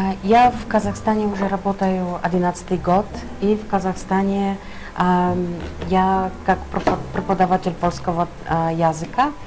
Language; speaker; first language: Russian; non-native, fluent; Polish